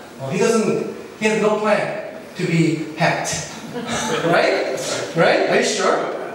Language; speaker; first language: English; non-native, fluent; Korean